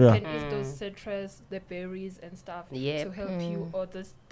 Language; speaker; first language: English; non-native, local second language; Zulu